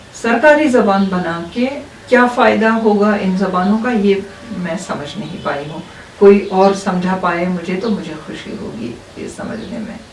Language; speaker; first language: Urdu; non-native, local second language; Kashmiri